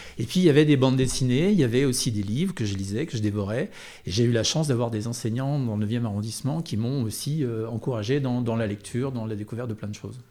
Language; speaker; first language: French; native; French